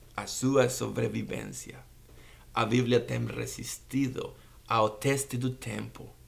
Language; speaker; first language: Portuguese; non-native, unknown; Spanish